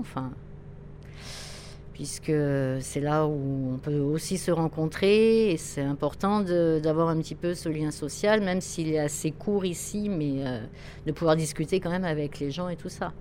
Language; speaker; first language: French; native; French